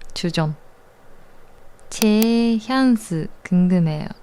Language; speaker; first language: Korean; non-native, learner; Japanese